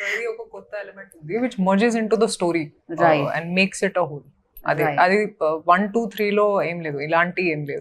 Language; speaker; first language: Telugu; non-native, fluent; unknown